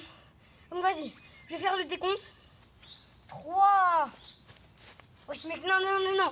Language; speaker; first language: French; native; French